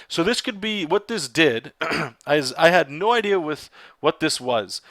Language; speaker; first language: English; native; English